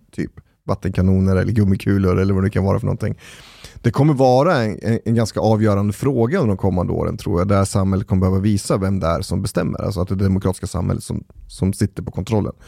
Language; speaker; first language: Swedish; native; Swedish